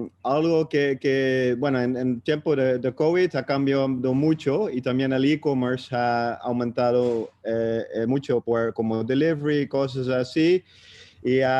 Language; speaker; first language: Spanish; non-native, fluent; Dutch